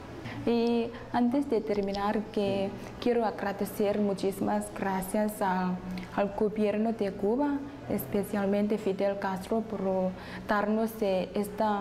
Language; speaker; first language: Spanish; non-native, learner; English